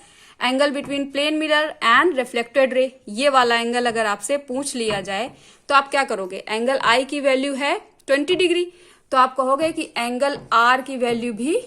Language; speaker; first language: Hindi; native; Hindi